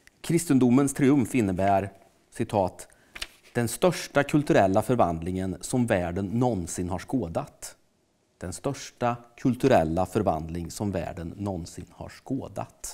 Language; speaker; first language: Swedish; native; Swedish